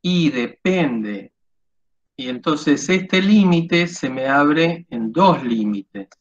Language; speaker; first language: Spanish; native; Spanish